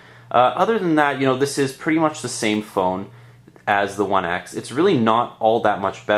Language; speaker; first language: English; native; English